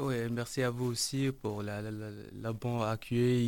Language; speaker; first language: French; non-native, learner; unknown